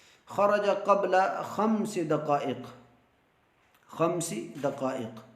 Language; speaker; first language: Arabic; non-native, fluent; Urdu